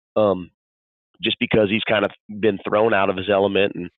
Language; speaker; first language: English; native; English